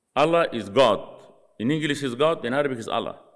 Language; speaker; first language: English; non-native, fluent; Arabic